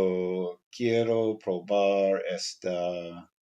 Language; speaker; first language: Spanish; non-native, learner; English